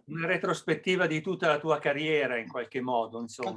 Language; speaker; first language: Italian; native; Italian